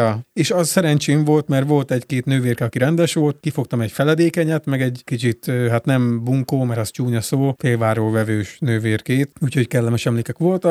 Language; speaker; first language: Hungarian; native; Hungarian